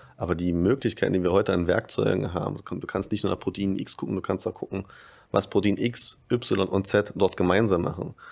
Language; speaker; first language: German; native; German